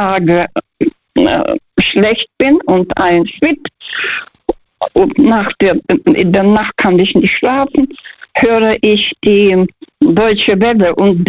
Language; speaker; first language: German; early bilingual, heritage; German